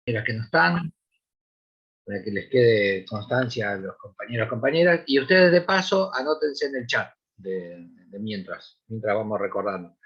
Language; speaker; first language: Spanish; native; Spanish